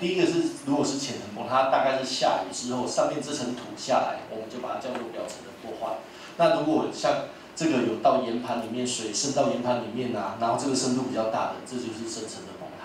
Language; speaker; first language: Chinese; native; Chinese